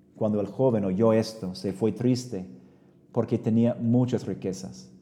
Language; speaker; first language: Spanish; non-native, fluent; English